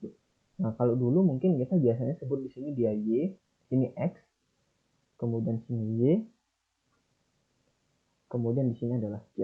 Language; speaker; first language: Indonesian; native; Indonesian